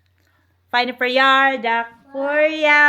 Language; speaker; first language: Dutch; non-native, learner; Filipino